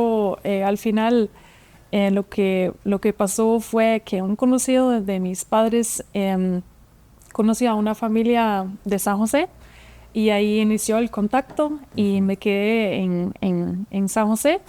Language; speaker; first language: Spanish; non-native, fluent; German